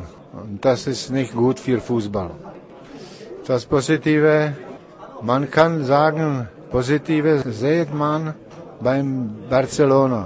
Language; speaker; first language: German; non-native, learner; Czech